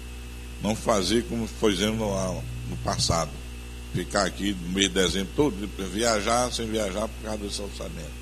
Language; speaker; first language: Portuguese; native; Portuguese